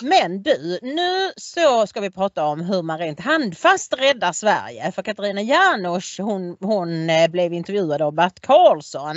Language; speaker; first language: Swedish; native; Swedish